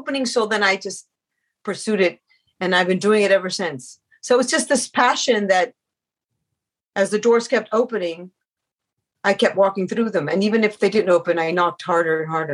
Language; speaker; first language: English; native; English